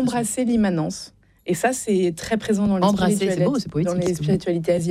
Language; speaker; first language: French; native; French